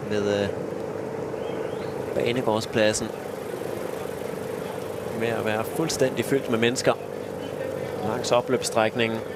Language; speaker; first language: Danish; native; Danish